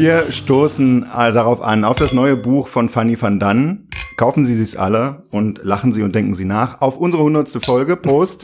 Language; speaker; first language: German; native; German